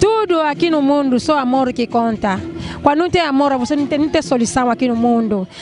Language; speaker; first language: Portuguese; non-native, local second language; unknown